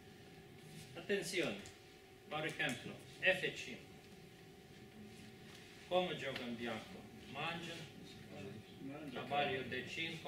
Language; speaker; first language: Italian; non-native, learner; Spanish